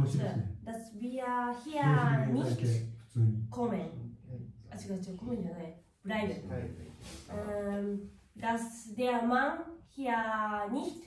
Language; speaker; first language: German; non-native, learner; Japanese